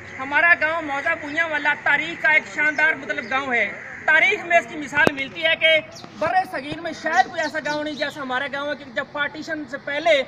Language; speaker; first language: Urdu; non-native, local second language; Punjabi